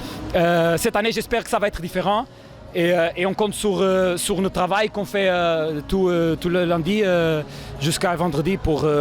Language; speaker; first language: French; non-native, fluent; Portuguese